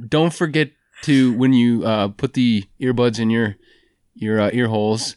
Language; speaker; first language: English; native; English